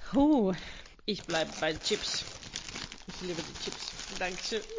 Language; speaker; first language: German; non-native, learner; Hungarian